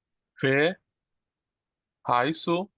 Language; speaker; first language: German; non-native, learner; Bangla